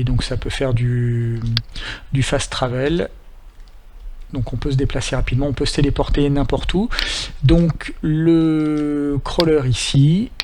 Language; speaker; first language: French; native; French